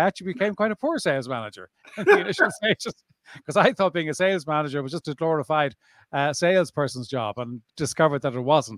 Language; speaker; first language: English; native; English